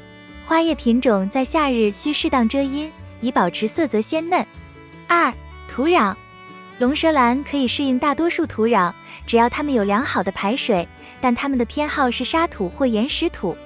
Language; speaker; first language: Chinese; native; Chinese